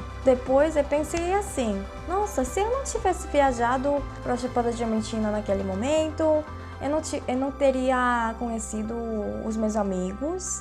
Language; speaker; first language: Portuguese; non-native, fluent; Korean